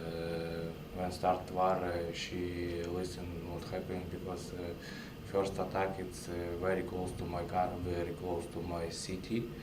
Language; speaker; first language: English; non-native, learner; Russian